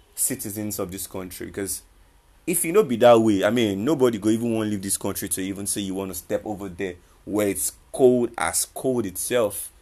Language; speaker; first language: English; non-native, local second language; Yoruba